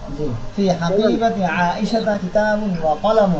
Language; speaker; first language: Arabic; non-native, fluent; Bangla